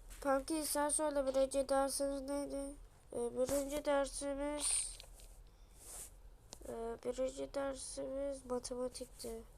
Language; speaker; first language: Turkish; native; Turkish